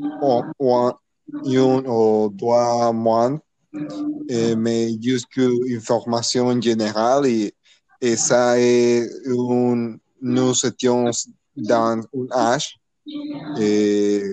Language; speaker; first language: French; non-native, learner; Spanish